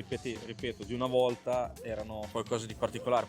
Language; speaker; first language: Italian; native; Italian